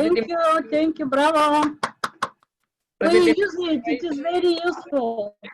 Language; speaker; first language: English; non-native, learner; Latvian